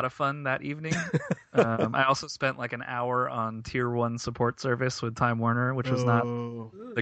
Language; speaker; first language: English; native; English